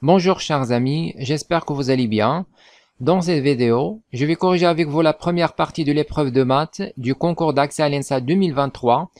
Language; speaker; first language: French; non-native, local second language; Arabic